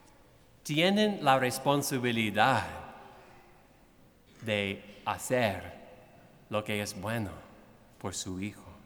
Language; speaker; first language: Spanish; non-native, fluent; English